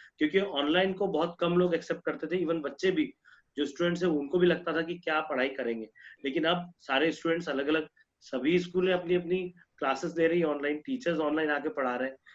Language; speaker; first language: Hindi; non-native, local second language; Marathi